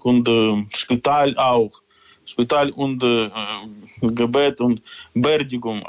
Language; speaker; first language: German; non-native, learner; Ukrainian